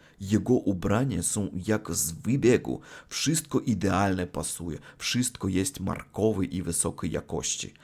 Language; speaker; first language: Polish; non-native, learner; Russian